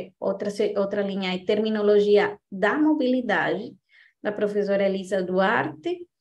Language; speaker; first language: Portuguese; non-native, fluent; Spanish